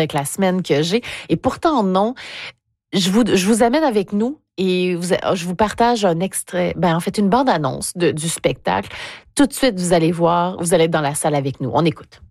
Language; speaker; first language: French; native; French